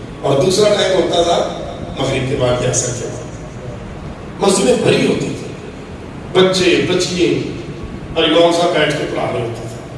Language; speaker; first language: Urdu; non-native, local second language; Punjabi